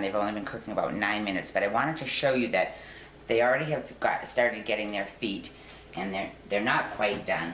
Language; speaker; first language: English; native; English